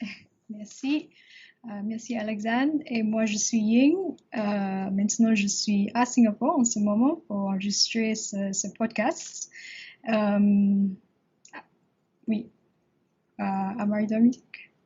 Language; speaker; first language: French; non-native, learner; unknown